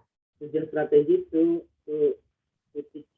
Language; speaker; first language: English; non-native, learner; Indonesian